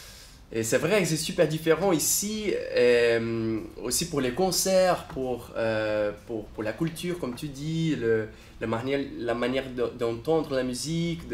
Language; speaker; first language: French; non-native, fluent; Portuguese